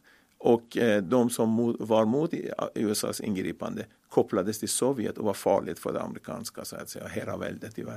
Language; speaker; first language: Swedish; non-native, fluent; Persian